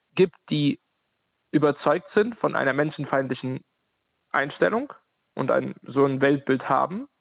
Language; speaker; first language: German; non-native, fluent; Ukrainian